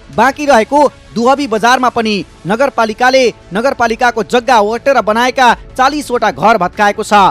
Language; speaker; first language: Nepali; native; Nepali